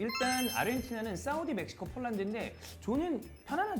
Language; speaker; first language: Korean; native; Korean